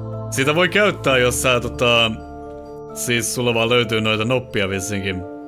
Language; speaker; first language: Finnish; native; Finnish